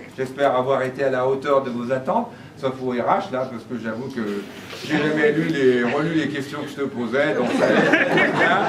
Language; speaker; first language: French; native; French